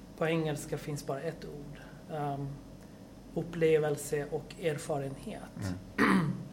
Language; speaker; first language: Swedish; non-native, fluent; Persian